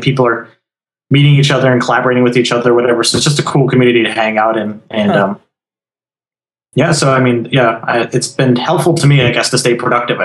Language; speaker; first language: English; native; English